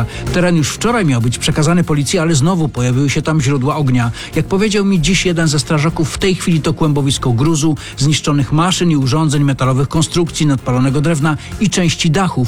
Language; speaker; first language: Polish; native; Polish